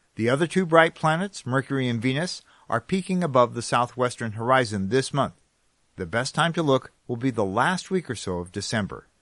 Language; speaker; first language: English; native; English